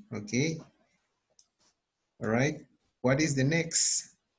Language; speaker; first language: English; non-native, fluent; Spanish